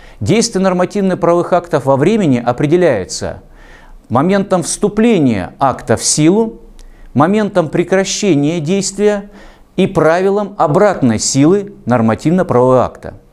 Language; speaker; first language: Russian; native; Russian